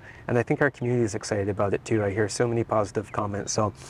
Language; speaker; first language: English; native; English